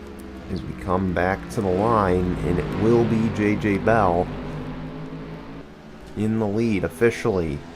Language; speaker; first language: English; native; English